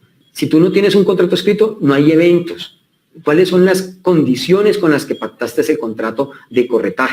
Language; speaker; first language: Spanish; native; Spanish